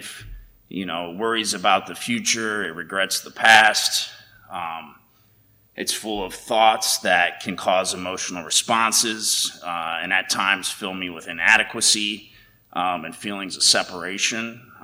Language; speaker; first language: English; native; English